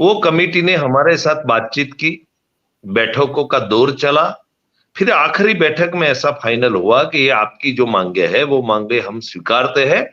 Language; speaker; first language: Hindi; non-native, local second language; Gujarati